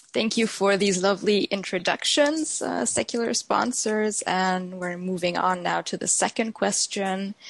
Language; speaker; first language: English; non-native, fluent; German